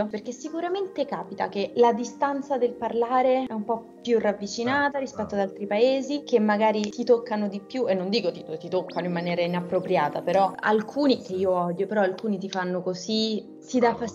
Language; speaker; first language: Italian; native; Italian